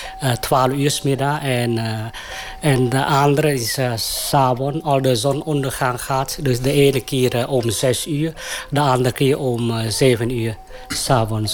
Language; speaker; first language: Dutch; non-native, fluent; Khmer